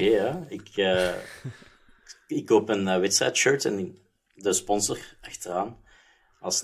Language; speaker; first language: Dutch; native; Dutch